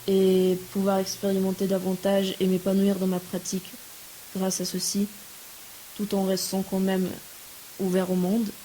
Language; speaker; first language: French; non-native, fluent; Spanish